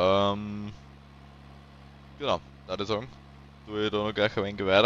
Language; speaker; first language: German; native; German